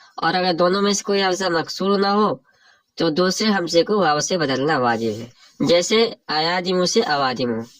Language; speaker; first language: Urdu; native; Urdu